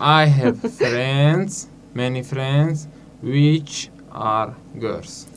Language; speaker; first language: English; non-native, learner; Hungarian